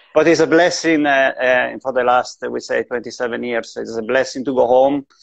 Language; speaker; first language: English; non-native, fluent; Italian